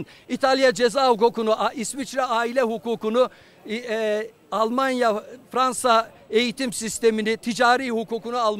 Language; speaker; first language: Turkish; native; Turkish